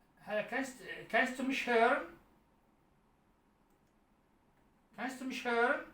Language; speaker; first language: German; non-native, learner; Arabic